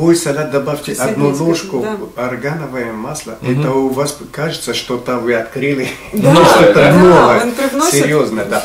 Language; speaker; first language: Russian; non-native, fluent; Arabic